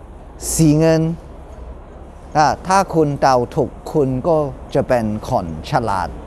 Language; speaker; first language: Thai; non-native, fluent; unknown